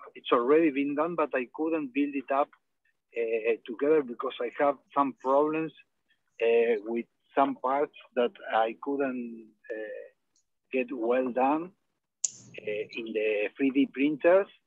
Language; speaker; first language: English; non-native, learner; Spanish